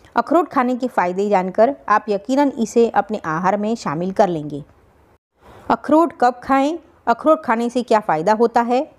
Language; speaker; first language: Hindi; non-native, local second language; Gujarati